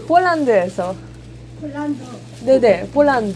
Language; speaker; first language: Korean; non-native, fluent; Polish